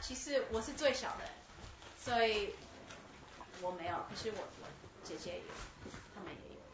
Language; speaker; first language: Chinese; early bilingual, heritage; Chinese